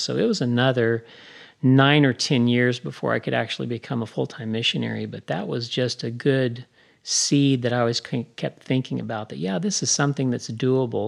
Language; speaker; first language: English; native; English